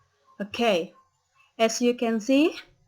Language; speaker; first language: English; non-native, learner; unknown